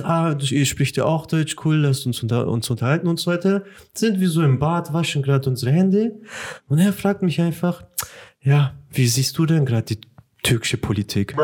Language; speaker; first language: German; early bilingual, other home language; Turkish